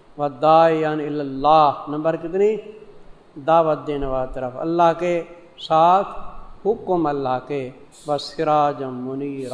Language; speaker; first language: Urdu; non-native, local second language; Punjabi